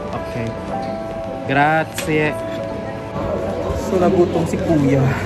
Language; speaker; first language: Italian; non-native, learner; Filipino